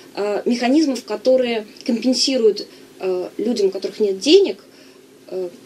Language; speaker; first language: Russian; native; Russian